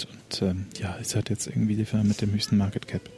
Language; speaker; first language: German; native; German